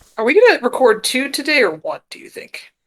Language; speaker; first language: English; native; English